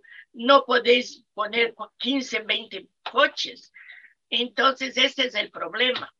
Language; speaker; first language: Spanish; non-native, fluent; Portuguese